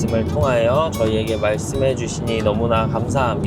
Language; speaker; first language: Korean; native; Korean